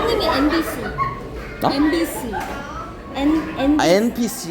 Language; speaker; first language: Korean; non-native, fluent; Vietnamese